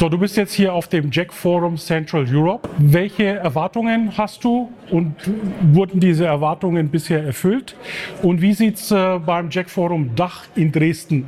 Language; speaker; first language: German; native; German